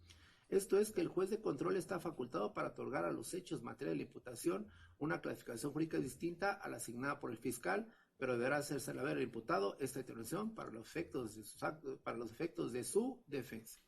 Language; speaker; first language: Spanish; native; Spanish